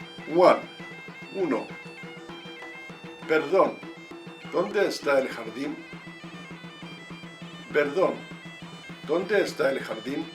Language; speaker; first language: Spanish; non-native, fluent; English